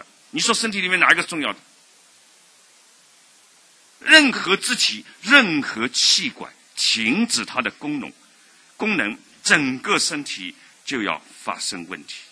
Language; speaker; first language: Chinese; native; Chinese